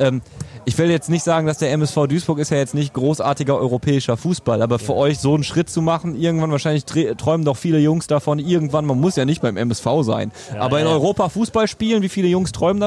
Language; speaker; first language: German; native; German